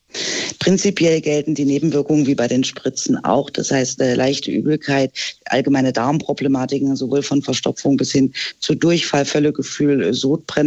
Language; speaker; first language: German; native; German